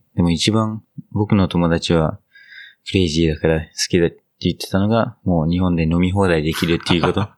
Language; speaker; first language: Japanese; non-native, fluent; English